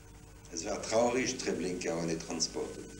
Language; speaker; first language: German; non-native, fluent; French